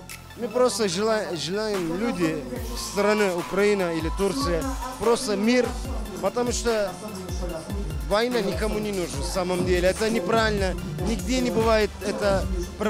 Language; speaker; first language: Russian; non-native, learner; Turkish